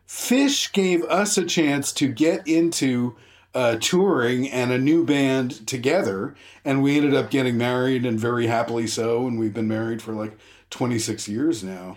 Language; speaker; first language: English; native; English